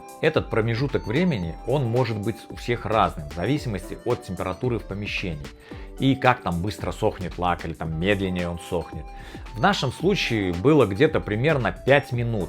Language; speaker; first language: Russian; native; Russian